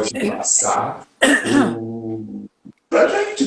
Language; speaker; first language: Portuguese; native; Portuguese